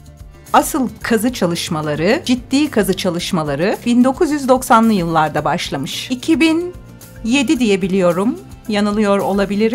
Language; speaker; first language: Turkish; native; Turkish